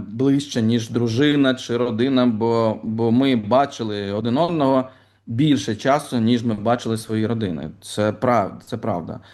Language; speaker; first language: Ukrainian; non-native, local second language; Russian